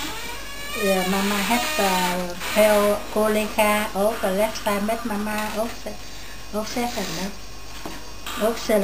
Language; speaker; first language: Dutch; non-native, learner; Vietnamese